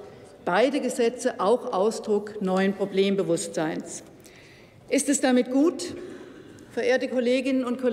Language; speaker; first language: German; native; German